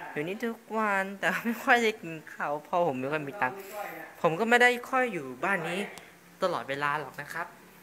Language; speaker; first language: Thai; native; Thai